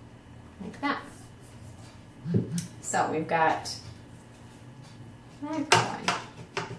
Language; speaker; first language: English; native; English